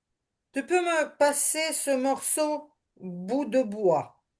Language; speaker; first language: French; non-native, learner; Ukrainian